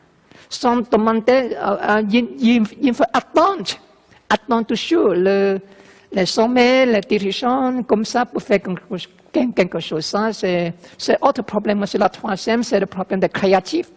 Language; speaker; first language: French; non-native, learner; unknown